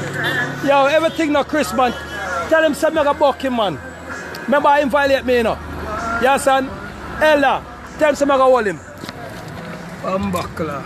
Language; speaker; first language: English; native; English